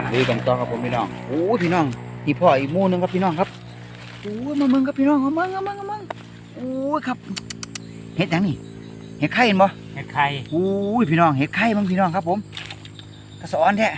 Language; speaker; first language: Thai; native; Thai